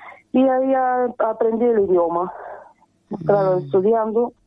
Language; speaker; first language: Spanish; non-native, fluent; Bulgarian